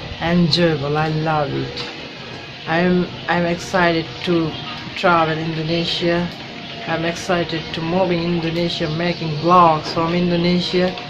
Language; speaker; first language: English; non-native, learner; Bangla